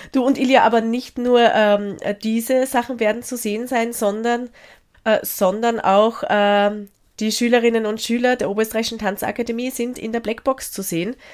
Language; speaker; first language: German; native; German